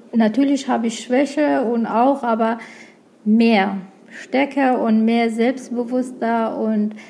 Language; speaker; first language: German; non-native, learner; Arabic